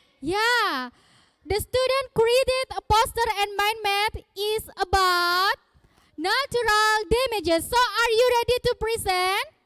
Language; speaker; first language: English; non-native, fluent; Indonesian